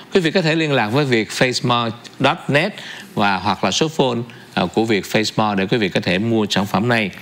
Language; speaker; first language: Vietnamese; native; Vietnamese